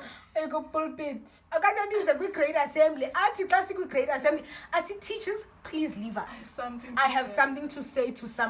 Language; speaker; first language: English; non-native, local second language; Xhosa